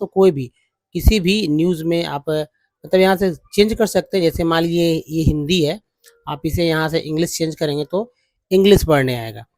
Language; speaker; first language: Hindi; native; Hindi